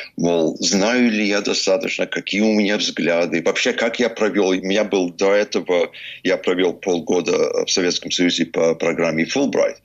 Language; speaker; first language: Russian; early bilingual, heritage; Russian